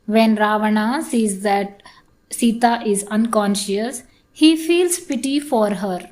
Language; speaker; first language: English; non-native, local second language; Kannada